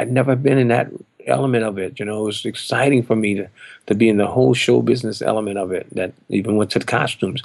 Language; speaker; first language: English; native; English